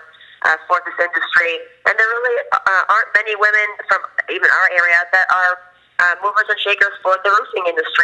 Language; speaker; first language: English; native; English